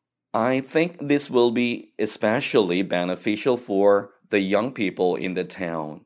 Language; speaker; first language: English; non-native, fluent; Korean